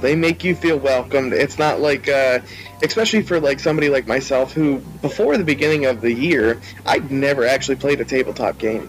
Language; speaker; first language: English; native; English